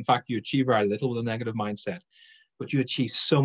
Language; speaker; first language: English; native; English